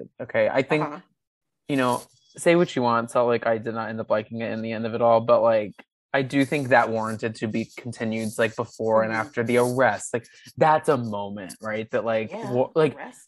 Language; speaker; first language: English; native; English